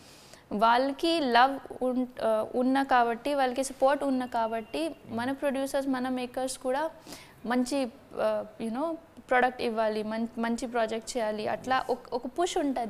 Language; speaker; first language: Telugu; non-native, fluent; Hindi